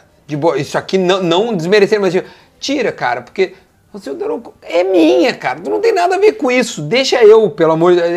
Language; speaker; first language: Portuguese; native; Portuguese